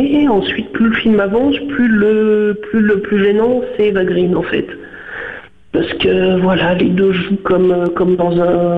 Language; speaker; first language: French; native; French